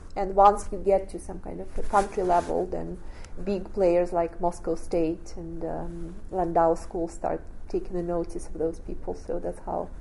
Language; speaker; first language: English; non-native, fluent; Russian